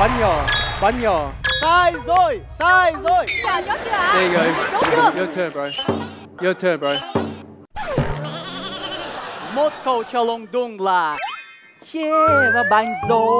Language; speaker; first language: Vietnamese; non-native, learner; Russian